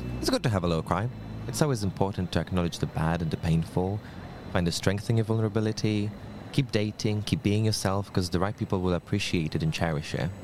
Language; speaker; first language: English; non-native, fluent; Polish